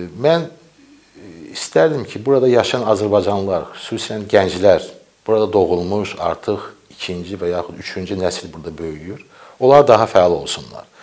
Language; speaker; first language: Azerbaijani; native; Azerbaijani